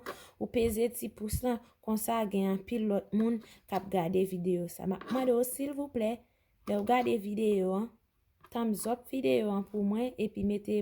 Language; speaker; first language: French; non-native, local second language; Haitian Creole